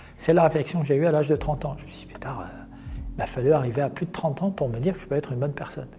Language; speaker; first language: French; non-native, local second language; Arabic